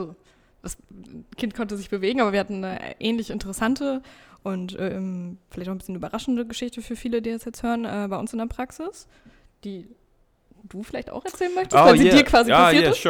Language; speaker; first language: German; native; German